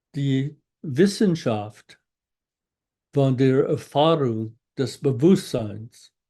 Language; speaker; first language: German; non-native, learner; English